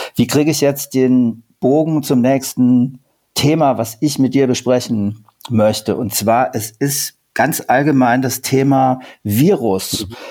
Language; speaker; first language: German; native; German